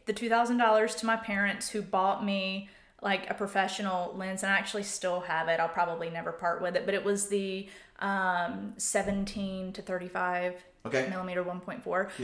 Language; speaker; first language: English; native; English